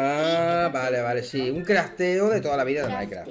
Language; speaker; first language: Spanish; native; Spanish